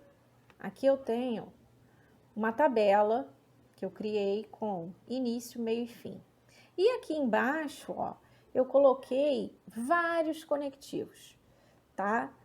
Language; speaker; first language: Portuguese; native; Portuguese